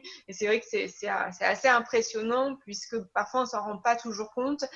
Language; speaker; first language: French; native; French